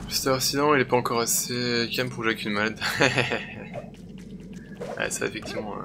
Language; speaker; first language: French; native; French